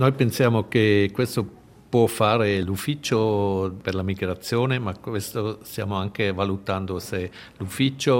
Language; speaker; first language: Italian; non-native, local second language; German